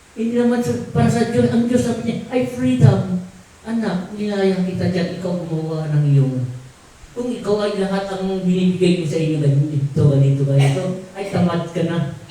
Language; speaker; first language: Filipino; non-native, local second language; Tausug